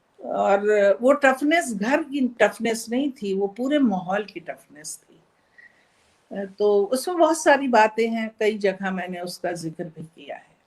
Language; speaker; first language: Hindi; native; Hindi